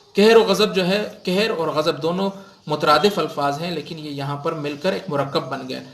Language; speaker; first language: Urdu; non-native, local second language; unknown